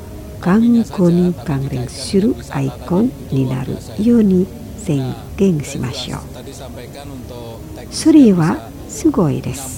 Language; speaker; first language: Japanese; non-native, fluent; Indonesian